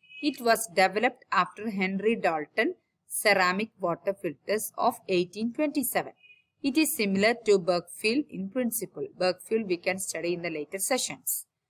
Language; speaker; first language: English; non-native, local second language; Malayalam